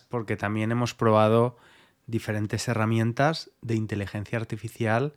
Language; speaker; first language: Spanish; native; Spanish